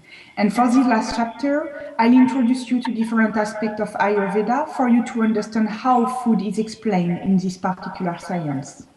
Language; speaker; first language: English; non-native, fluent; French